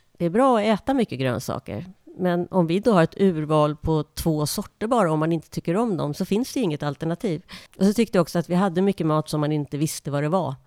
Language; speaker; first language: Swedish; native; Swedish